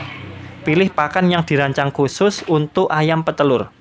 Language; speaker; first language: Indonesian; native; Indonesian